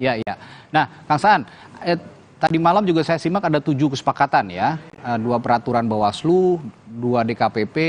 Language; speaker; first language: Indonesian; native; Indonesian